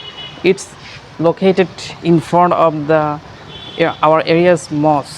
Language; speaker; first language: English; non-native, learner; Bangla